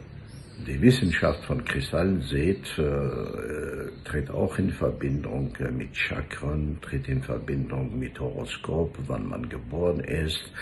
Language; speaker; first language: German; non-native, fluent; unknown